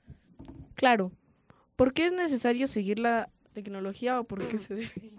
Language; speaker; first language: Spanish; native; Spanish